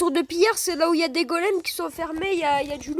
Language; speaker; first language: French; native; French